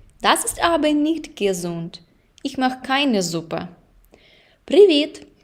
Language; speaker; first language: German; non-native, fluent; Ukrainian